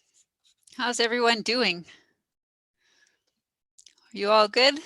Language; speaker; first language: English; native; English